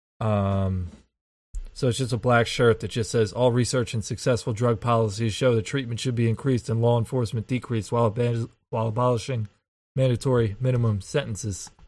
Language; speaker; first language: English; native; English